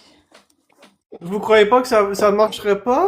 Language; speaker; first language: French; native; French